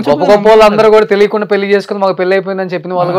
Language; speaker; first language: Telugu; native; Telugu